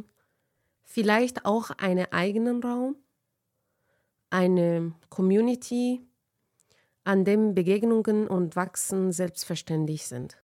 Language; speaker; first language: German; non-native, fluent; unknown